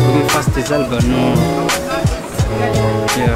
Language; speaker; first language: German; non-native, learner; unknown